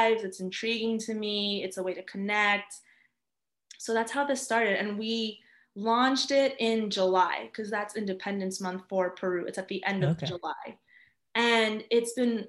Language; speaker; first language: English; early bilingual, other home language; Spanish